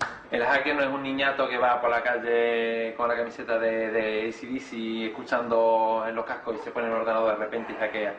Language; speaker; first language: Spanish; native; Spanish